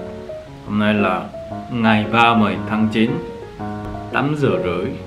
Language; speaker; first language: Vietnamese; non-native, learner; Korean